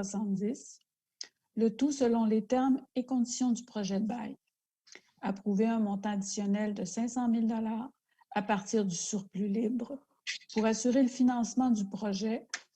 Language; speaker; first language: French; native; French